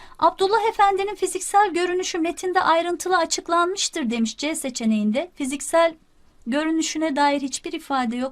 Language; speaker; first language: Turkish; native; Turkish